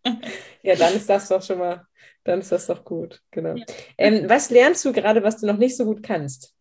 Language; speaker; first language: German; native; German